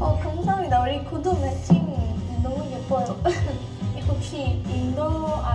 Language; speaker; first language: Korean; non-native, learner; Hindi